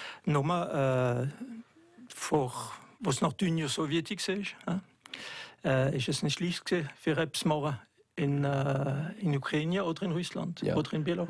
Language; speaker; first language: German; non-native, local second language; French